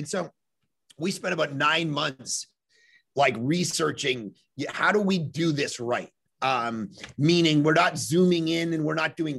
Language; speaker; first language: English; native; English